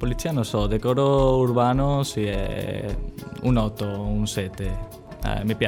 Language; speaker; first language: Italian; non-native, learner; Spanish